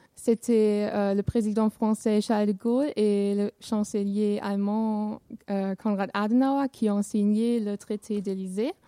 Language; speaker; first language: French; non-native, fluent; German